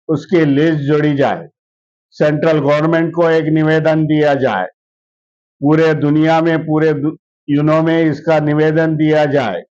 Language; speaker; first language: Hindi; non-native, local second language; Marathi